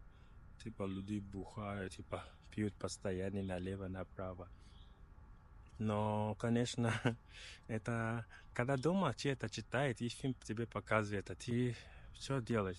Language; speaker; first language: Russian; non-native, learner; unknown